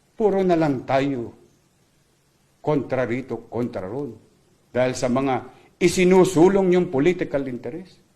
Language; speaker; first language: Filipino; native; Filipino